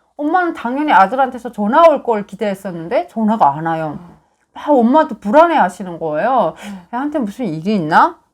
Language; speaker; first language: Korean; native; Korean